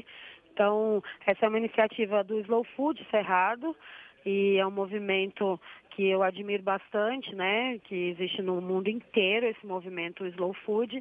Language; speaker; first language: Portuguese; native; Portuguese